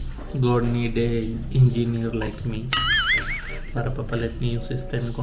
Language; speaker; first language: Filipino; non-native, learner; Hindi